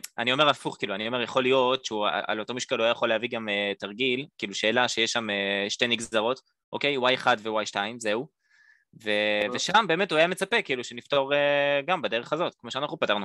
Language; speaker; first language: Hebrew; native; Hebrew